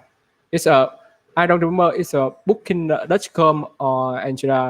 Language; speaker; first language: English; non-native, learner; Vietnamese